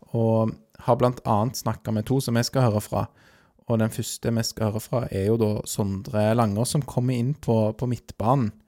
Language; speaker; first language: Norwegian; native; Norwegian